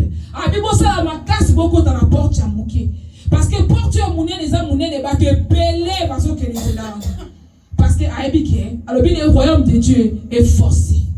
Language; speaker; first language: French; non-native, local second language; Lingala